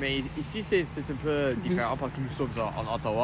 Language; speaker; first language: French; non-native, local second language; English